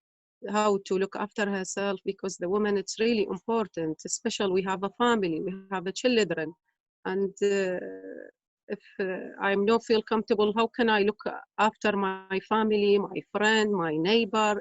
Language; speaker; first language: English; non-native, learner; Arabic